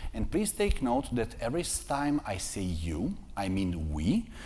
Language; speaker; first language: English; non-native, fluent; Serbian